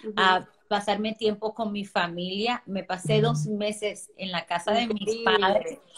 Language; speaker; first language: Spanish; early bilingual, heritage; Spanish